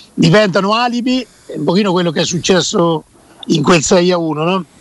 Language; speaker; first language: Italian; native; Italian